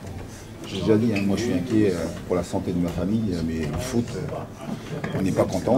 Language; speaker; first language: French; native; French